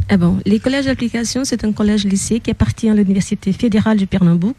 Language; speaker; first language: French; non-native, fluent; Portuguese